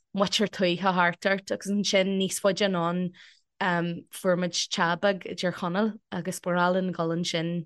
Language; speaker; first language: Irish; non-native, local second language; English